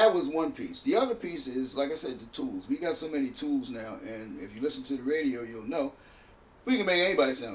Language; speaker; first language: English; native; English